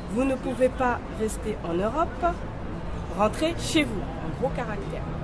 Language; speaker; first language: French; native; French